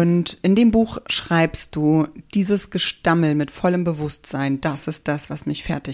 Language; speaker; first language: German; native; German